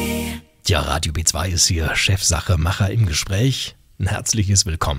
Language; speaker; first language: German; native; German